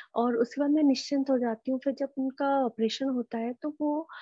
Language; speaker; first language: Hindi; native; Hindi